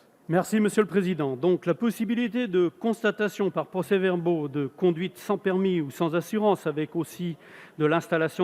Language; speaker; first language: French; native; French